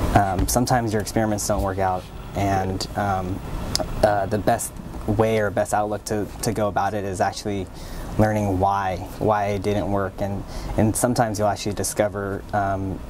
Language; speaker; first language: English; native; English